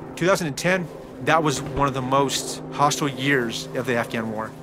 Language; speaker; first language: English; native; English